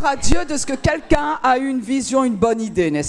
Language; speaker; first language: French; native; French